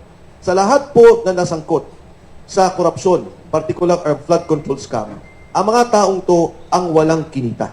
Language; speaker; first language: Filipino; native; Filipino